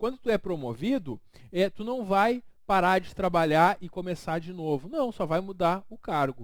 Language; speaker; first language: Portuguese; native; Portuguese